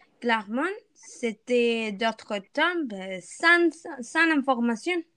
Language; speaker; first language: French; non-native, learner; Spanish